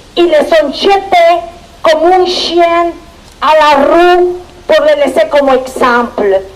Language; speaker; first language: French; non-native, fluent; Spanish